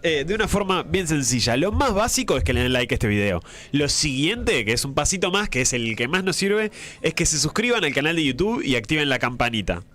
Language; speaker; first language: Spanish; native; Spanish